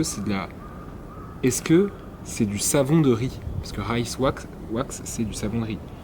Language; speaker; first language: French; native; French